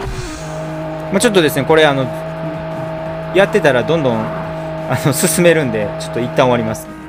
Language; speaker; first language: Japanese; native; Japanese